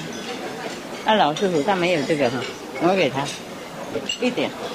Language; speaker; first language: Chinese; non-native, fluent; Vietnamese